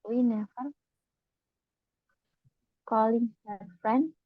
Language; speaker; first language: English; non-native, learner; Indonesian